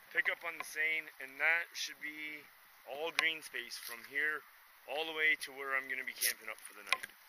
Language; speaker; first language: English; native; English